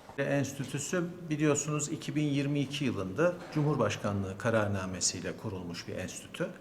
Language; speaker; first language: Turkish; native; Turkish